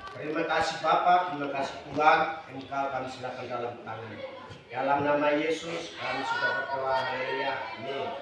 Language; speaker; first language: Indonesian; non-native, local second language; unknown